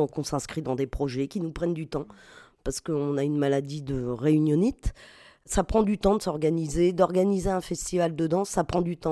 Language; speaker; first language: French; native; French